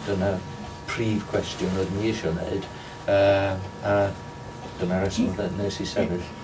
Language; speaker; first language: Welsh; non-native, local second language; English